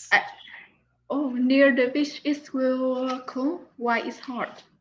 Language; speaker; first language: English; non-native, learner; Vietnamese